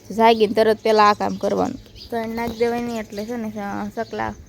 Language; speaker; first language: Gujarati; native; Gujarati